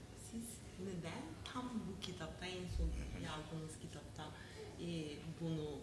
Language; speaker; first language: Turkish; non-native, learner; Macedonian